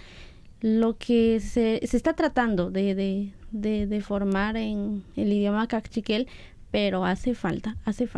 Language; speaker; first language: Spanish; non-native, local second language; Kaqchikel